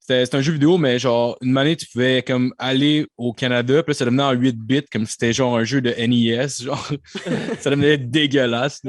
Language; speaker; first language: French; native; French